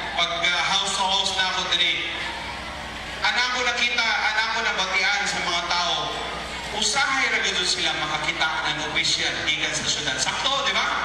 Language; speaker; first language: Cebuano; native; Cebuano